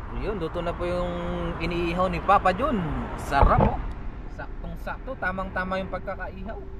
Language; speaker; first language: Filipino; non-native, local second language; Pampanga